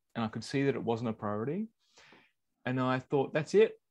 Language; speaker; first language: English; native; English